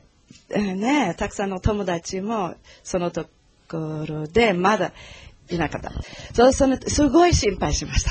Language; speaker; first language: Japanese; non-native, learner; Portuguese